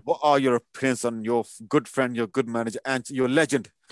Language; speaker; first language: English; native; English